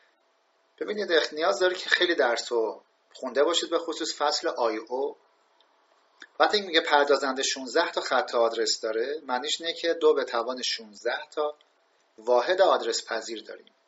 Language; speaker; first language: Persian; native; Persian